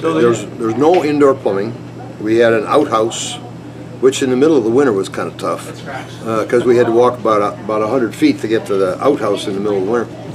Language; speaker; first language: English; native; English